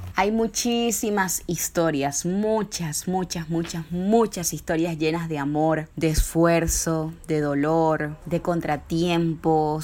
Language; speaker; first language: Spanish; native; Spanish